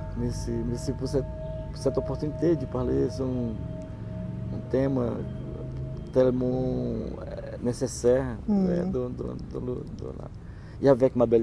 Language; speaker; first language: French; non-native, learner; Portuguese